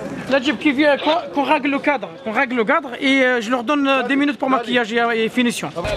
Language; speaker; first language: French; non-native, local second language; Arabic